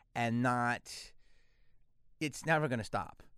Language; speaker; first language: English; native; English